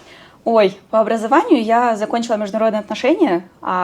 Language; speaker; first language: Russian; native; Russian